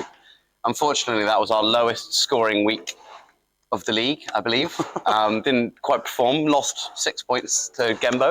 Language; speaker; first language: English; native; English